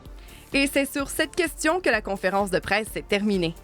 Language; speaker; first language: French; native; French